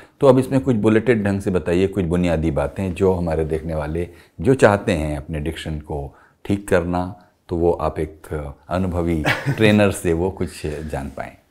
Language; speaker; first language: Hindi; native; Hindi